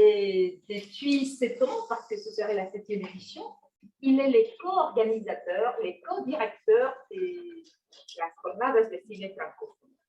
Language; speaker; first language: French; non-native, fluent; Spanish